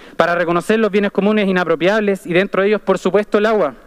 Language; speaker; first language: Spanish; native; Spanish